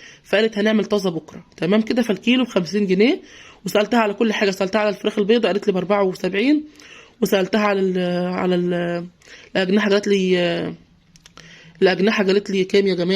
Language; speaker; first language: Arabic; native; Arabic